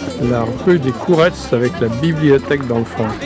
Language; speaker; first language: French; native; French